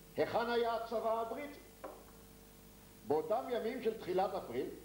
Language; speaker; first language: Hebrew; native; Hebrew